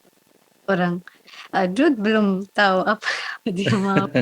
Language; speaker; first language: Indonesian; non-native, learner; Arabic